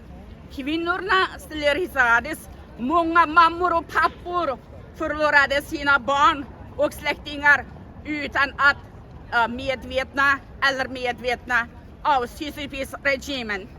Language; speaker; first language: Swedish; early bilingual, heritage; Uyghur